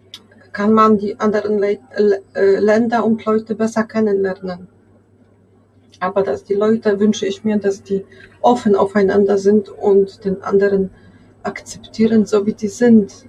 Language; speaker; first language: German; non-native, fluent; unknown